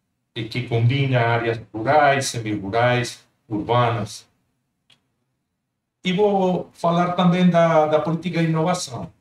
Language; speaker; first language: Portuguese; non-native, fluent; Spanish